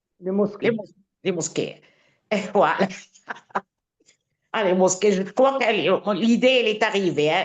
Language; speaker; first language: French; non-native, fluent; Italian